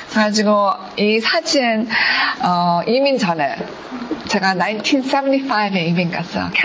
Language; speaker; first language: Korean; early bilingual, heritage; Korean